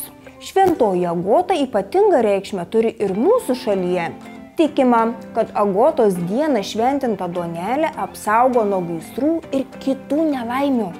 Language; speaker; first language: Lithuanian; native; Lithuanian